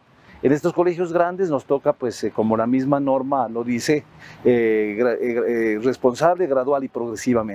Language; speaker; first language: Spanish; native; Spanish